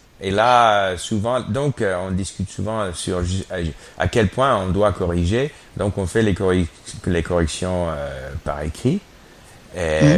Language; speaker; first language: French; non-native, fluent; English